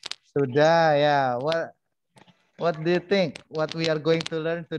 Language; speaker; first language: English; non-native, fluent; Indonesian